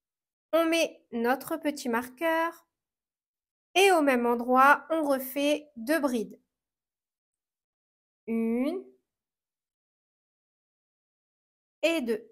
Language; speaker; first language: French; native; French